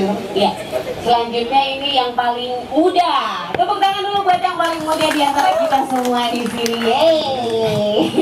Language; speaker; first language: Indonesian; native; Indonesian